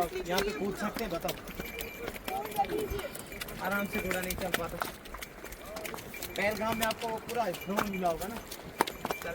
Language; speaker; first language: Hindi; non-native, local second language; Kashmiri